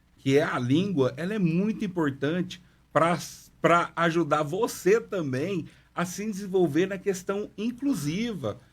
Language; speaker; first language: Portuguese; non-native, local second language; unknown